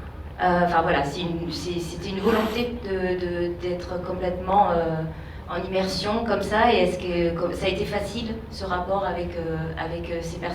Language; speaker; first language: French; native; French